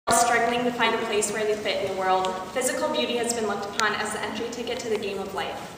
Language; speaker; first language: English; native; English